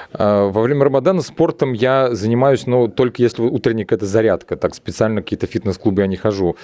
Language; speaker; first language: Russian; native; Russian